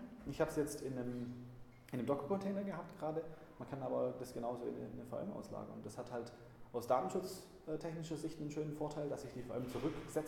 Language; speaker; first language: German; native; German